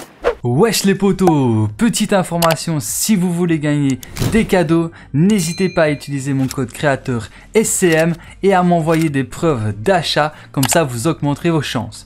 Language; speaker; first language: French; native; French